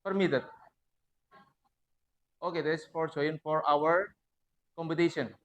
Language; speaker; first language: English; non-native, learner; Javanese